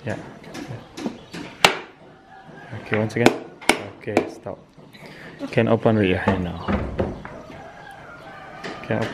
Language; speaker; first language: English; non-native, learner; Balinese